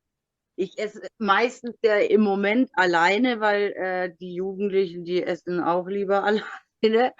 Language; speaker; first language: German; native; German